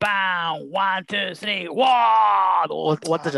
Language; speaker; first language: Japanese; native; Japanese